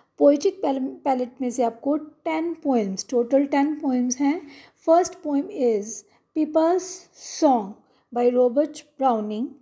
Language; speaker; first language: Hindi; non-native, local second language; Punjabi